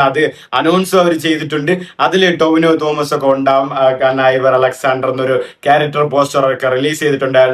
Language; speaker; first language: Malayalam; native; Malayalam